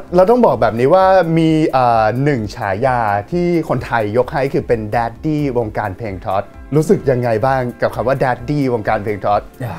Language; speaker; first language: Thai; native; Thai